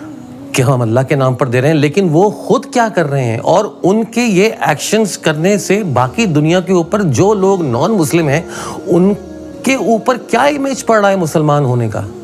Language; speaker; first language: Urdu; native; Urdu